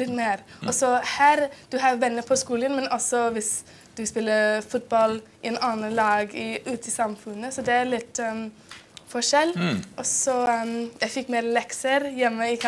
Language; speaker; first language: Norwegian; non-native, fluent; English